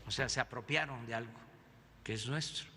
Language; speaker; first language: Spanish; native; Spanish